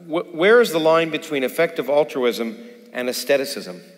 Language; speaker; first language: English; native; English